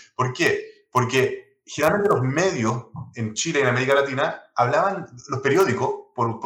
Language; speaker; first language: Spanish; non-native, local second language; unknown